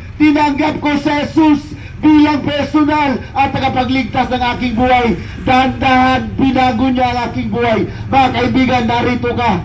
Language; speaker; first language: Filipino; non-native, local second language; Cebuano